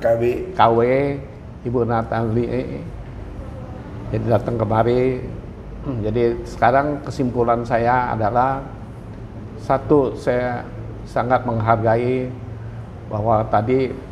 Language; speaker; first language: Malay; non-native, local second language; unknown